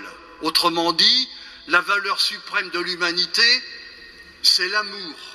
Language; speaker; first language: French; native; French